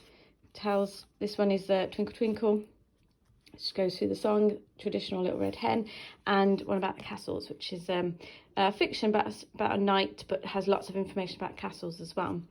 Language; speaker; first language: English; native; English